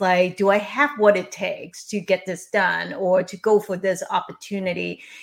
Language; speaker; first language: English; non-native, local second language; Cantonese